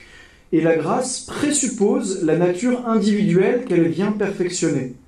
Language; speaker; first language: French; native; French